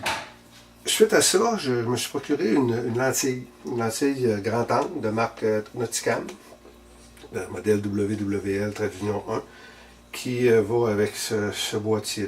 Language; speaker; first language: French; native; French